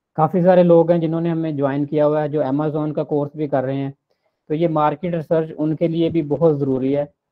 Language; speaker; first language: Urdu; non-native, local second language; Punjabi